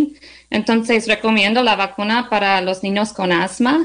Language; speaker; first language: Spanish; non-native, learner; English